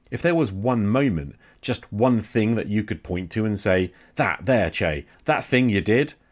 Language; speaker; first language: English; native; English